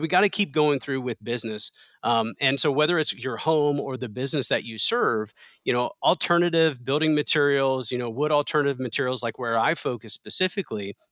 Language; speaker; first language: English; native; English